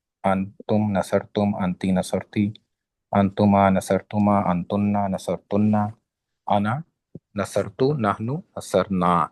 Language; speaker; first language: Arabic; non-native, learner; Urdu